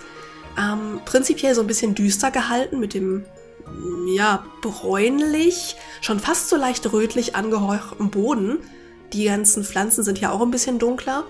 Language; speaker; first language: German; native; German